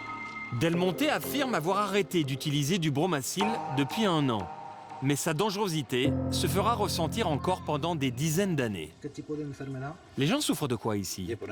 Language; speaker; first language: French; native; French